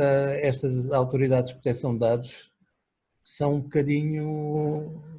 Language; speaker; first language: Portuguese; native; Portuguese